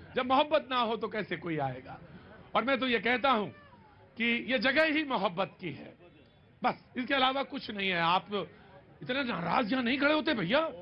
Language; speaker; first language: Hindi; native; Hindi